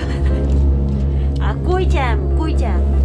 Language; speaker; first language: Korean; non-native, learner; Cantonese